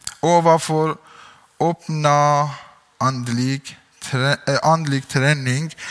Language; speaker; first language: Swedish; non-native, learner; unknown